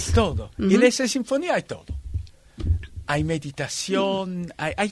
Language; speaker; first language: Spanish; non-native, fluent; Italian